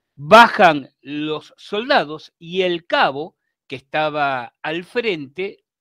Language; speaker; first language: Spanish; native; Spanish